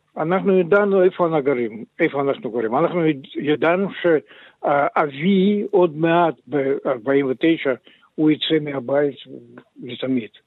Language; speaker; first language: Hebrew; non-native, fluent; Russian